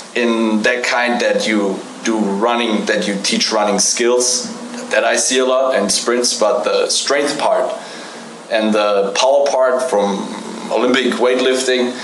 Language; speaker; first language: English; non-native, fluent; German